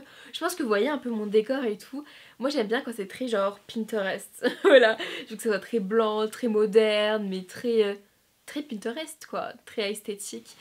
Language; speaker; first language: French; native; French